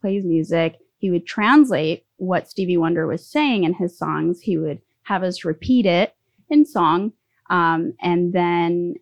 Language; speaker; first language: English; early bilingual, other home language; Spanish